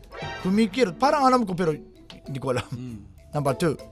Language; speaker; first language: Filipino; non-native, learner; Japanese